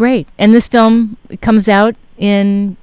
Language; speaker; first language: English; native; English